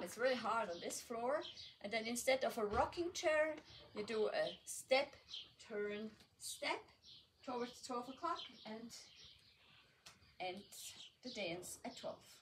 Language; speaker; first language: English; non-native, fluent; German